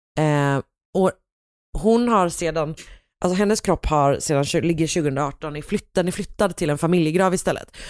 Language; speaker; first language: Swedish; native; Swedish